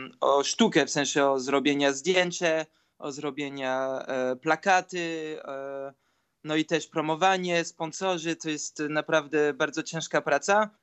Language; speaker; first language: Polish; early bilingual, heritage; Polish